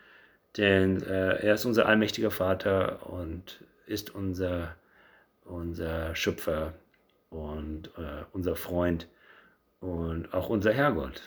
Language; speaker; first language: German; native; German